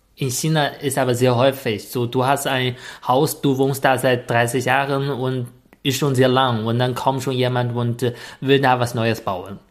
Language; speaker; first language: German; non-native, fluent; Chinese